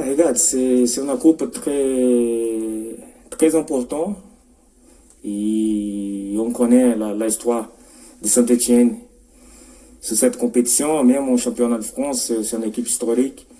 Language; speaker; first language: French; non-native, fluent; Portuguese